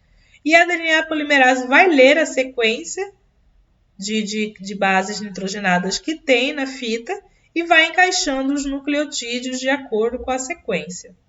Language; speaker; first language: Portuguese; native; Portuguese